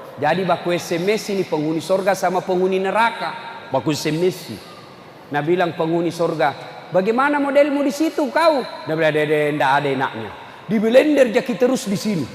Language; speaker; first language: Indonesian; native; Indonesian